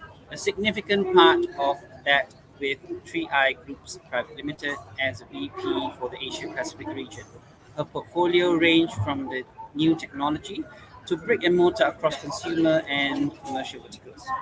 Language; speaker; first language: English; non-native, local second language; Malay